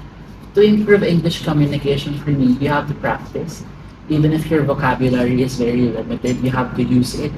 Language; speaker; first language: English; non-native, fluent; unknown